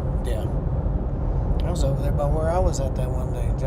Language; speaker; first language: English; native; English